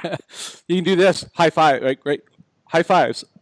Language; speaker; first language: English; native; English